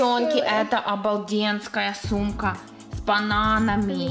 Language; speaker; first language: Russian; native; Russian